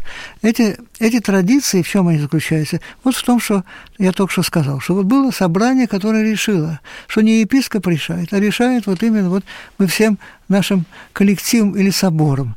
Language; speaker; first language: Russian; native; Russian